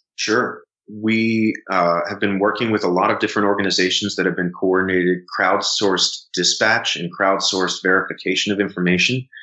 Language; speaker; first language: English; native; English